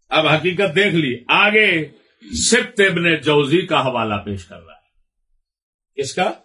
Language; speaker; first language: Urdu; non-native, local second language; Punjabi